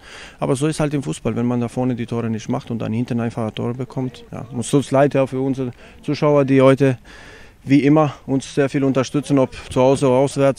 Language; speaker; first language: German; non-native, fluent; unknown